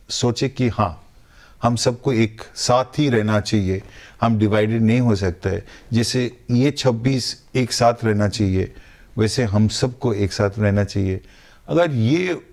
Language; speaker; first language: Hindi; non-native, local second language; Bangla